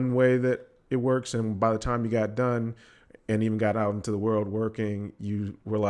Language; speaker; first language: English; native; English